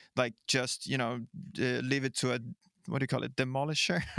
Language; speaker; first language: English; non-native, fluent; Swedish